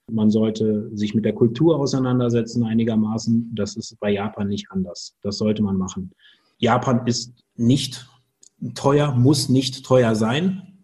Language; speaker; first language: German; native; German